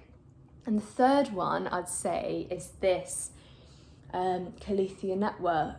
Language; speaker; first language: English; native; English